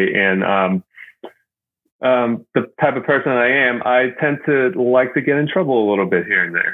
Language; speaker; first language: English; non-native, fluent; Chinese